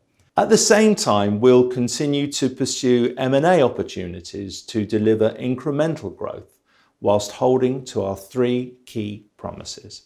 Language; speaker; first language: English; native; English